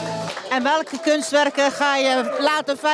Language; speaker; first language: Dutch; native; Dutch